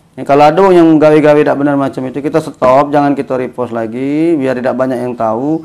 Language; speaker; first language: Malay; native; Malay